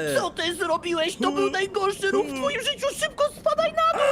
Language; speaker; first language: Polish; native; Polish